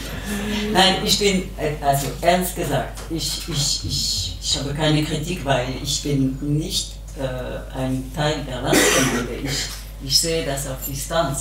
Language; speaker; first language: German; non-native, local second language; French